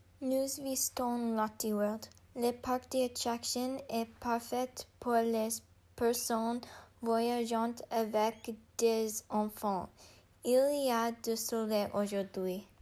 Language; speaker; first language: French; non-native, learner; English